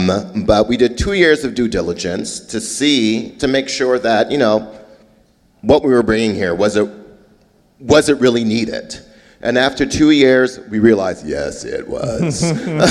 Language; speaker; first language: English; native; English